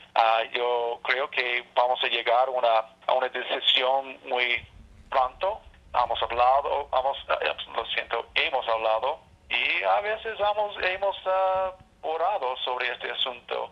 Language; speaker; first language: Spanish; non-native, learner; English